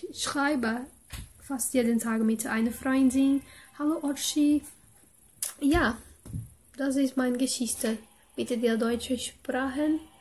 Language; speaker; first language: German; non-native, learner; Portuguese